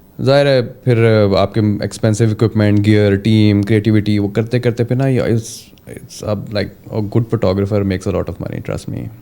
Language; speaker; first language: Urdu; native; Urdu